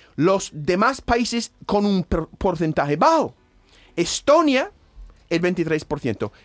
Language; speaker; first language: Spanish; non-native, fluent; English